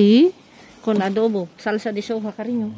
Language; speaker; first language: Spanish; non-native, learner; Filipino